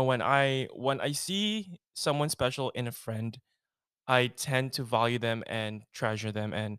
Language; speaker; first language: English; non-native, local second language; Filipino